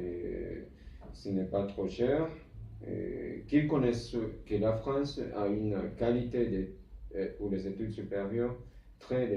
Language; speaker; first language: French; non-native, fluent; Spanish